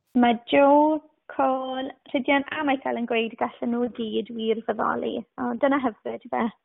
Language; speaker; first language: Welsh; native; Welsh